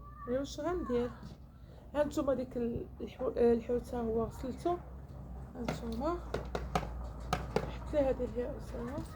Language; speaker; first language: Arabic; native; Arabic